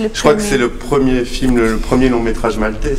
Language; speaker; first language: French; native; French